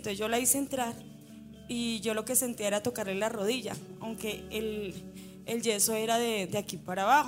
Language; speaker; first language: Spanish; native; Spanish